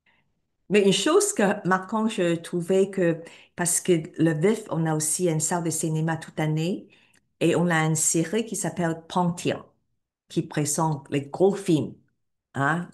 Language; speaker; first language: French; non-native, fluent; Cantonese